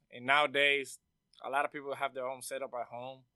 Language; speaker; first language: English; non-native, fluent; Spanish